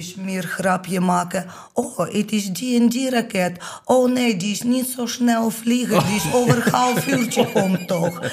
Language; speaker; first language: Dutch; non-native, learner; Ukrainian